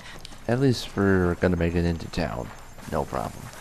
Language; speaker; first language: English; native; English